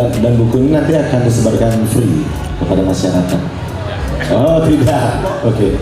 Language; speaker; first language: Indonesian; native; Indonesian